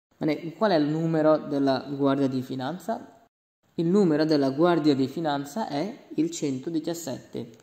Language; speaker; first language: Italian; non-native, fluent; Bangla